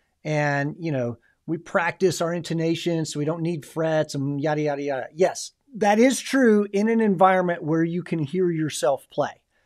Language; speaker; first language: English; native; English